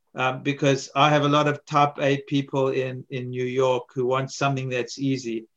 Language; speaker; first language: English; native; English